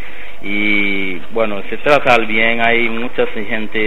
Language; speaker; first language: Spanish; non-native, learner; Haitian Creole